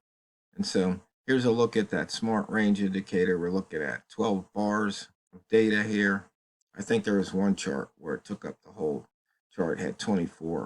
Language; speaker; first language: English; native; English